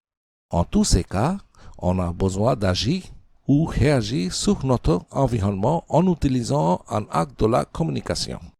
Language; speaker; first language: French; non-native, fluent; Bangla